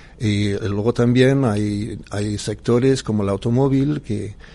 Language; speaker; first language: Spanish; non-native, fluent; English